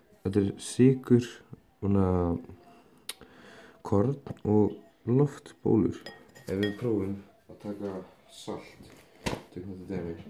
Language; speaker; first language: Icelandic; native; Icelandic